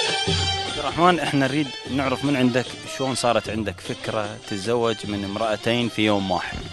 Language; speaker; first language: Arabic; native; Arabic